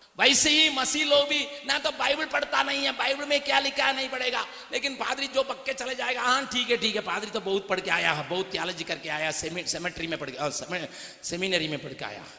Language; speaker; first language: Hindi; non-native, local second language; Tamil